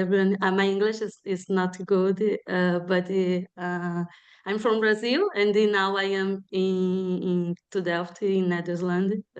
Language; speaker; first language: English; non-native, learner; Portuguese